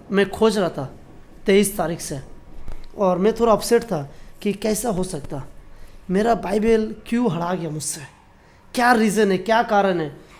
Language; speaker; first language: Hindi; non-native, local second language; Bangla